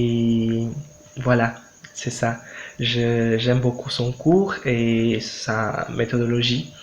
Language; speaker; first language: French; non-native, learner; Portuguese